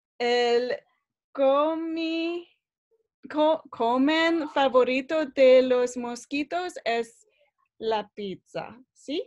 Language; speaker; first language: Spanish; non-native, learner; English